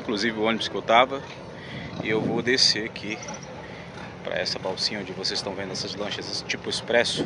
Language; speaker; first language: Portuguese; native; Portuguese